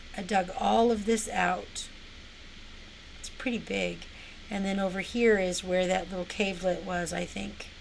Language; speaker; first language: English; native; English